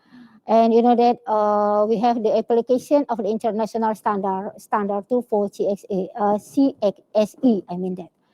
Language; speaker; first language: English; non-native, learner; Indonesian